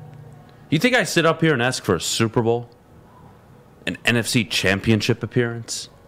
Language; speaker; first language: English; native; English